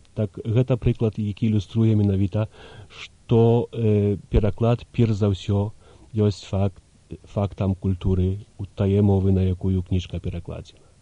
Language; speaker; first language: Belarusian; early bilingual, heritage; Belarusian